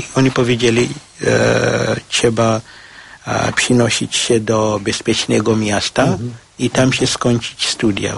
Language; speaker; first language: Polish; non-native, learner; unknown